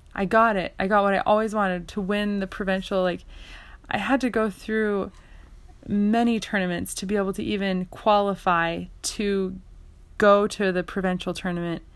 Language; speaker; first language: English; native; English